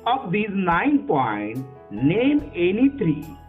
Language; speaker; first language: English; non-native, local second language; Marathi